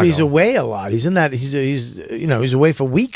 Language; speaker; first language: English; native; English